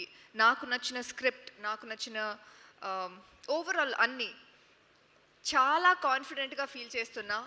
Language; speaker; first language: Telugu; non-native, fluent; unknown